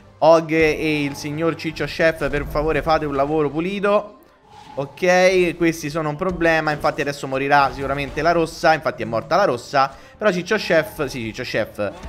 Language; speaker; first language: Italian; native; Italian